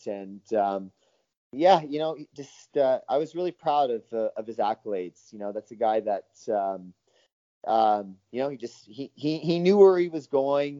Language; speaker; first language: English; native; English